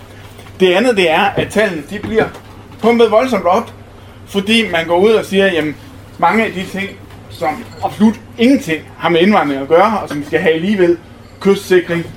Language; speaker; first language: Danish; native; Danish